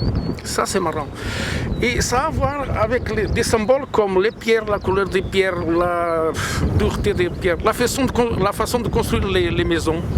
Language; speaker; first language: French; non-native, fluent; Portuguese